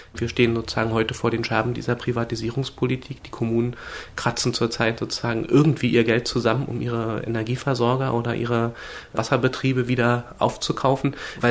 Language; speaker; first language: German; native; German